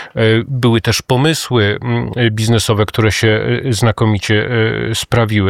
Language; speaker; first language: Polish; native; Polish